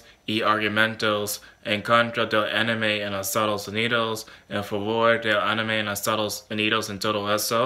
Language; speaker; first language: Spanish; non-native, learner; English